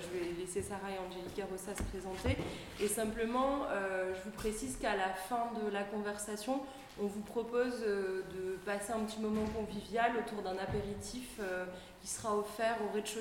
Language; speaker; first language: French; native; French